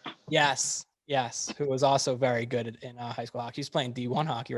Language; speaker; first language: English; native; English